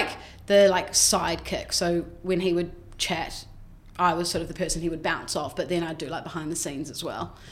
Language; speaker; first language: English; native; English